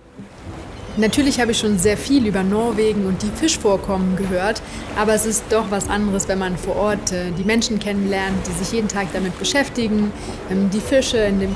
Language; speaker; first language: German; native; German